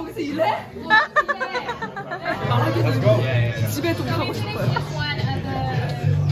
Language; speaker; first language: Korean; native; Korean